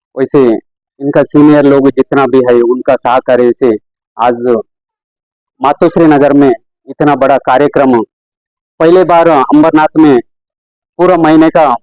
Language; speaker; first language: Hindi; non-native, local second language; Kannada